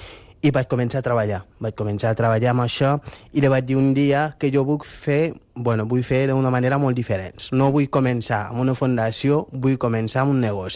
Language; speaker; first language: Catalan; non-native, fluent; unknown